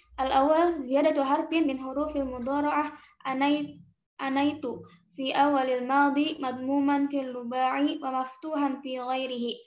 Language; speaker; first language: Arabic; non-native, learner; Indonesian